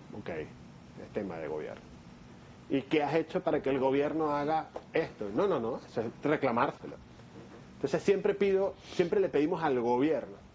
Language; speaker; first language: Spanish; native; Spanish